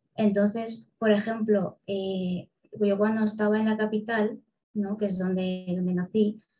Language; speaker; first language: Spanish; early bilingual, other home language; Russian